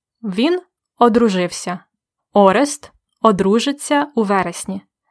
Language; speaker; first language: Ukrainian; native; Ukrainian